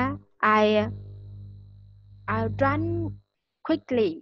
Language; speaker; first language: English; non-native, learner; Vietnamese